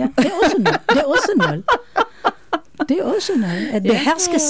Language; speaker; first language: Danish; non-native, fluent; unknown